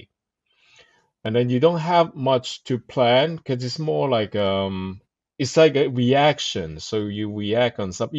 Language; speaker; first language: English; non-native, local second language; Cantonese